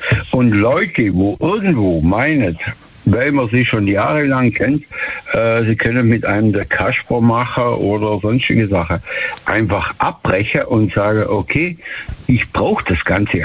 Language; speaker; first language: German; native; German